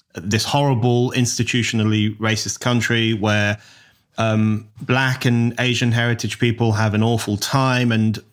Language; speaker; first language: English; native; English